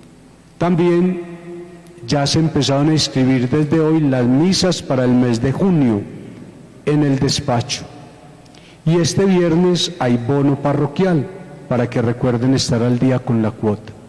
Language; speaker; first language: Spanish; native; Spanish